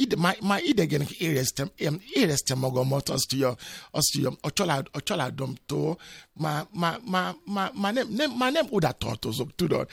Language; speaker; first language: Hungarian; non-native, fluent; Yoruba